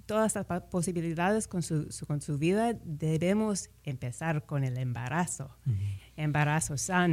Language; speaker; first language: Spanish; non-native, fluent; English